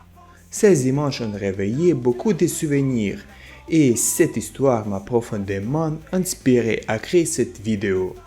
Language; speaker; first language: French; non-native, fluent; Russian